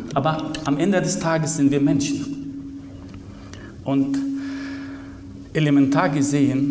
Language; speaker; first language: German; non-native, fluent; Arabic